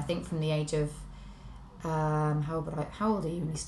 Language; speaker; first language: English; native; English